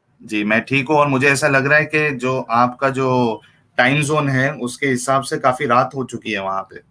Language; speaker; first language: Urdu; native; Urdu